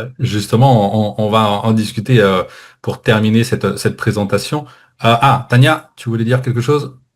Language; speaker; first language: French; native; French